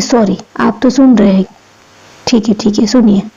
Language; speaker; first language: Hindi; non-native, local second language; Gujarati